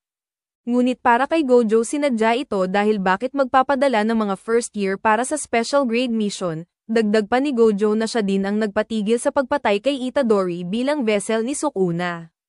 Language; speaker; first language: Filipino; native; Filipino